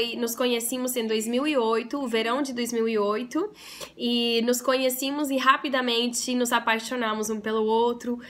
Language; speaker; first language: Portuguese; non-native, fluent; English